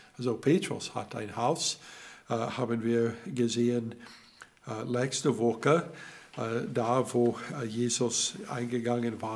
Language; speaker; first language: German; non-native, learner; English